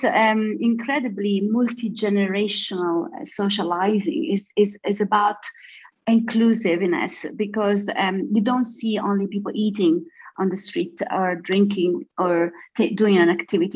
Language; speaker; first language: English; non-native, fluent; Italian